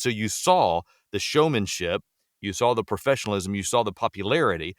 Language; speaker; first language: English; native; English